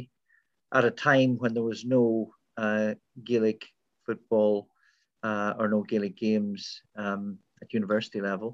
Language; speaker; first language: English; native; English